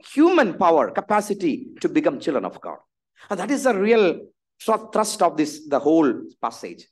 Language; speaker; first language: English; non-native, local second language; Malayalam